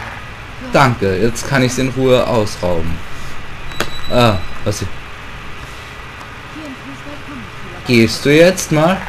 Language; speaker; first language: German; native; German